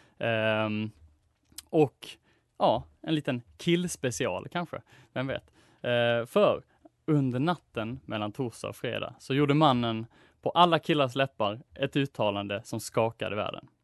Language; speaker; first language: Swedish; native; Swedish